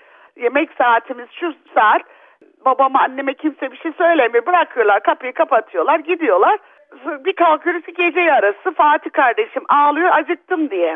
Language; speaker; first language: Turkish; early bilingual, other home language; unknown